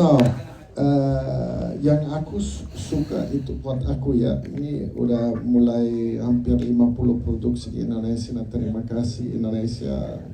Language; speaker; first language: Indonesian; non-native, fluent; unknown